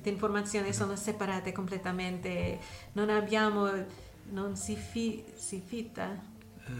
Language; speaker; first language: Italian; non-native, learner; English